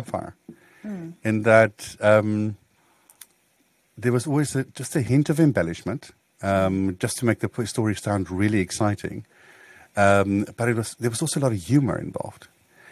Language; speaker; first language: English; native; English